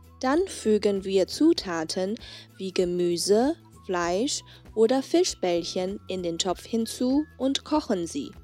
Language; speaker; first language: German; non-native, fluent; Chinese